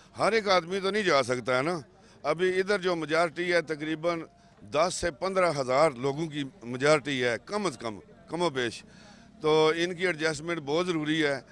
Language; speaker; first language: Urdu; non-native, local second language; Pahari-Potwari